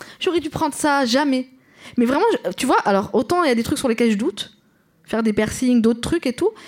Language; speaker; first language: French; early bilingual, other home language; Arabic